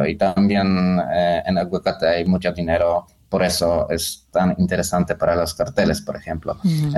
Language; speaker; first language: Spanish; non-native, fluent; Polish